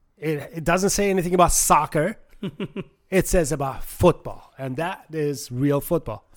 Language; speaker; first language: English; non-native, fluent; Persian